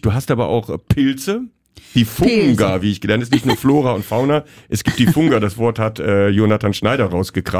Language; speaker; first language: German; native; German